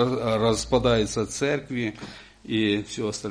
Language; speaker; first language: Russian; non-native, local second language; Ukrainian